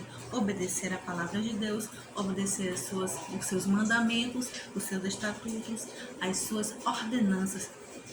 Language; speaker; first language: Portuguese; native; Portuguese